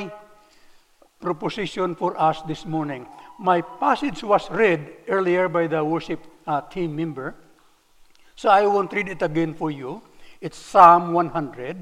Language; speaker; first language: English; non-native, local second language; Cebuano